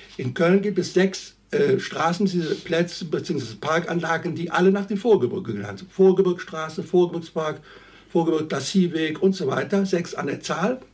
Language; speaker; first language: German; native; German